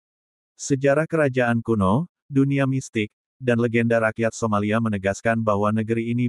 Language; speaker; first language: Indonesian; native; Indonesian